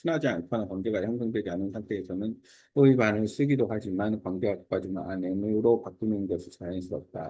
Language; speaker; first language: Korean; native; Korean